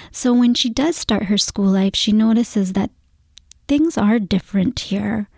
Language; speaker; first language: English; early bilingual, other home language; Gujarati